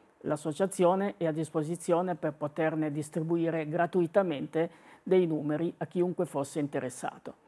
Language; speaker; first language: Italian; native; Italian